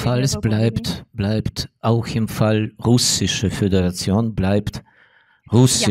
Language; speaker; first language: German; non-native, fluent; Ukrainian